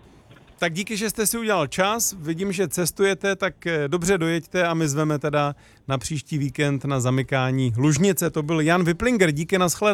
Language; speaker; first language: Czech; native; Czech